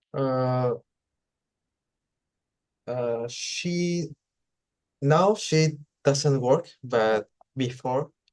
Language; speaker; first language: English; non-native, learner; Spanish